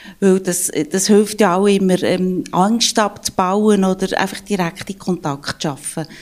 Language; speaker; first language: German; native; German